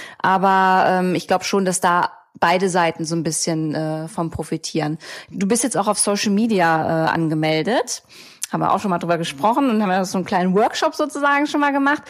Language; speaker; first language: German; native; German